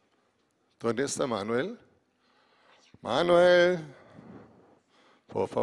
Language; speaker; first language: Spanish; non-native, fluent; German